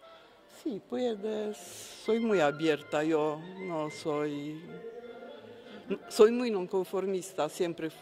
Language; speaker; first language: Spanish; non-native, fluent; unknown